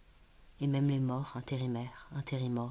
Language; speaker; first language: French; native; French